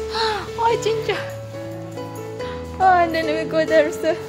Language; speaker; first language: English; non-native, learner; Indonesian